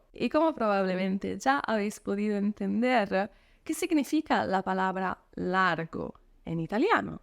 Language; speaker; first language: Spanish; non-native, fluent; Italian